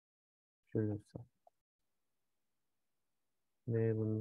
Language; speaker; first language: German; non-native, fluent; Turkish